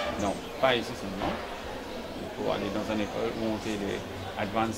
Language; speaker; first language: French; non-native, local second language; Morisyen